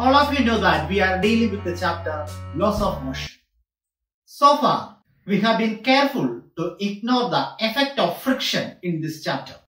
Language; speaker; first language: English; non-native, local second language; Malayalam